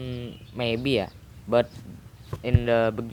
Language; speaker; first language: English; non-native, learner; Indonesian